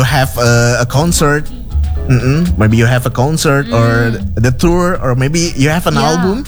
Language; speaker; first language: English; non-native, fluent; Indonesian